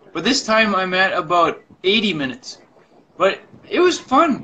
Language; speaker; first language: English; native; English